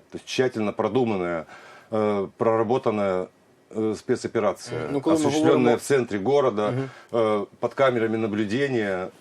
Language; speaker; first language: Russian; native; Russian